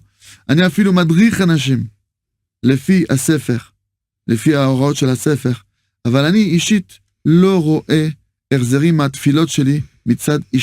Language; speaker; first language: Hebrew; non-native, fluent; French